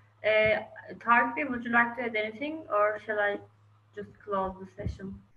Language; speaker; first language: English; non-native, fluent; Turkish